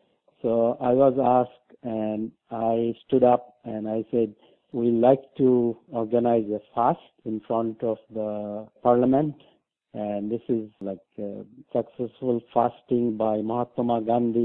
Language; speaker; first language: English; non-native, local second language; Bangla